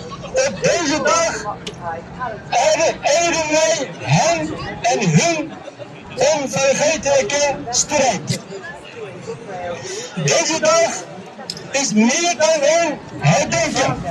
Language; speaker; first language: Dutch; non-native, learner; Uyghur